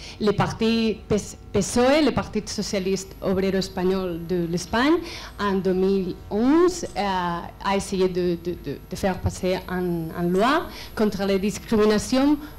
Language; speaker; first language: French; non-native, fluent; Spanish